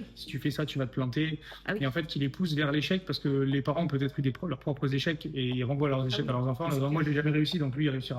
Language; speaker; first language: French; native; French